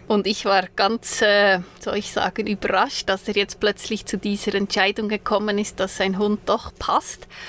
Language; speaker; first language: German; native; German